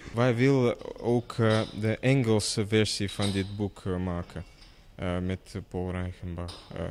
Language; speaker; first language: Dutch; non-native, learner; Russian